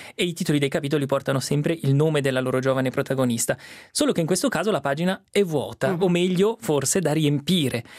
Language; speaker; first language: Italian; native; Italian